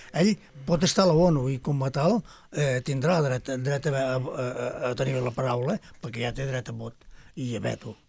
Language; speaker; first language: Catalan; native; Catalan